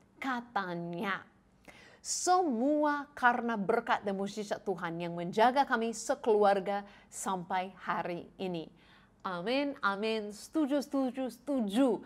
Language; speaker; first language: Indonesian; non-native, fluent; English